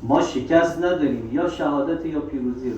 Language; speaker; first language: Persian; native; Persian